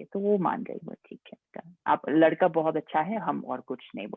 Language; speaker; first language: Hindi; non-native, fluent; English